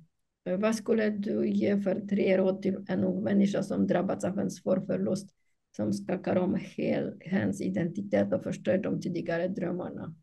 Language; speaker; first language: Swedish; non-native, fluent; Polish